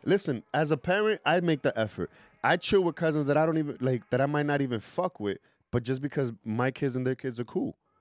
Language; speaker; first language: English; early bilingual, other home language; Spanish